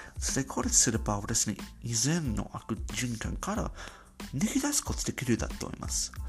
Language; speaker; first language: Japanese; non-native, learner; English